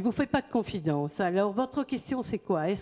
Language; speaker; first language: French; native; French